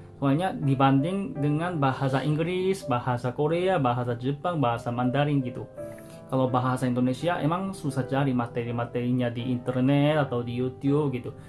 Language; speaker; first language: Indonesian; non-native, fluent; Korean